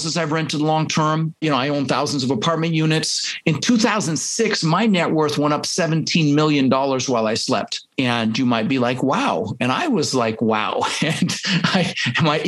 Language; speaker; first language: English; early bilingual, other home language; Dutch